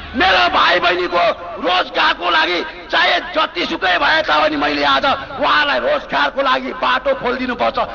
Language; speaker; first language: Nepali; native; Nepali